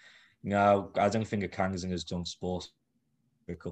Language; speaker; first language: English; native; English